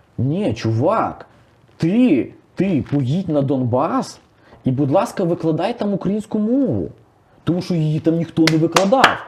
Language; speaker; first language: Ukrainian; native; Ukrainian